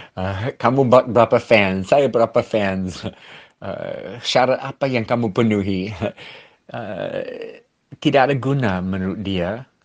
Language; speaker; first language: Malay; non-native, fluent; English